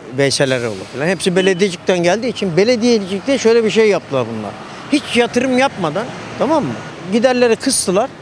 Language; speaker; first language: Turkish; native; Turkish